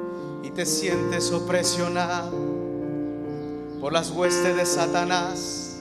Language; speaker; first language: Spanish; native; Spanish